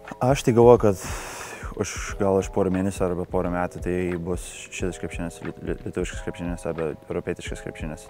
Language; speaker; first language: Lithuanian; early bilingual, heritage; Lithuanian